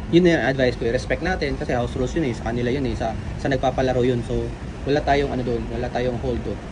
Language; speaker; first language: Filipino; native; Filipino